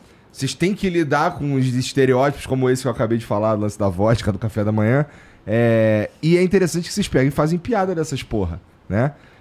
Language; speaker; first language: Portuguese; native; Portuguese